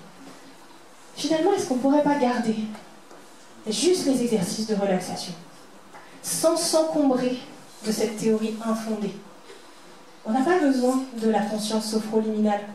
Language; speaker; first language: French; native; French